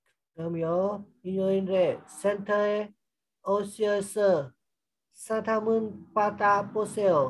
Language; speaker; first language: Korean; non-native, learner; Vietnamese